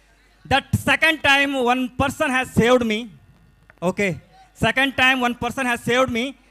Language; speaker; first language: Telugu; non-native, learner; Kannada